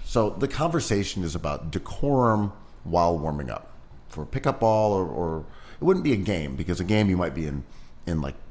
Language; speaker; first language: English; native; English